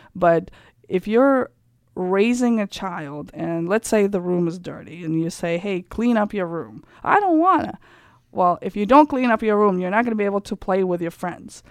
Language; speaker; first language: English; non-native, fluent; Kazakh